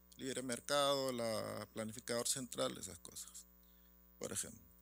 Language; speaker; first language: Spanish; native; Spanish